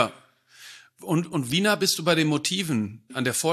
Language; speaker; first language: German; native; German